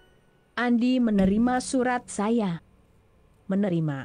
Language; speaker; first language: Indonesian; non-native, learner; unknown